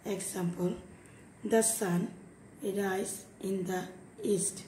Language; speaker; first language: English; non-native, local second language; Bangla